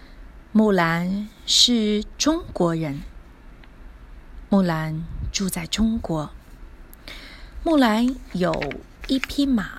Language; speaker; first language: Chinese; non-native, learner; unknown